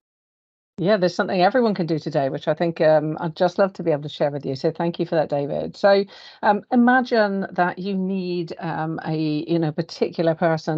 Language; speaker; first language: English; native; English